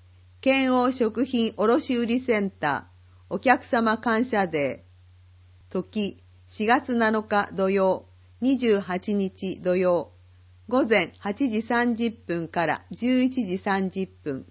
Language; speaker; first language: Japanese; native; Japanese